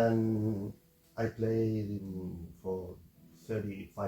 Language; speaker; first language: English; non-native, learner; Spanish